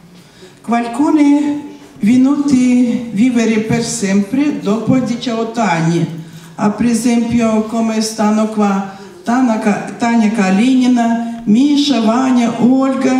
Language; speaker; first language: Italian; non-native, learner; Russian